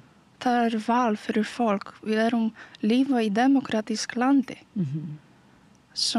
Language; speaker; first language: Icelandic; non-native, learner; Polish